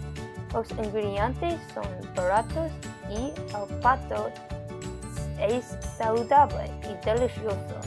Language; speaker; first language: Spanish; non-native, learner; English